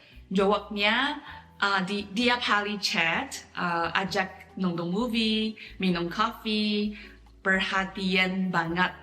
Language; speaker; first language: Indonesian; non-native, fluent; Chinese